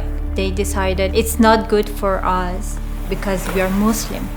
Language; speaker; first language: English; non-native, learner; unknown